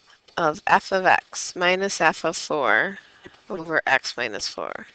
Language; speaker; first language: English; native; English